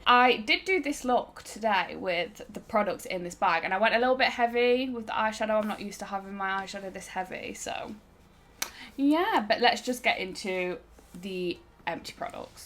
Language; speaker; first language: English; native; English